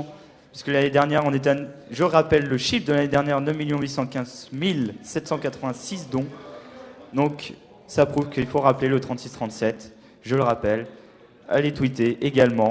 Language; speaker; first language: French; native; French